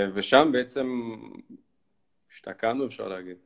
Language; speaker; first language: Hebrew; early bilingual, other home language; Russian